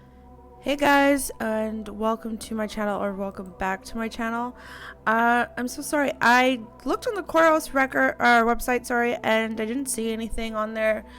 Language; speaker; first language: English; native; English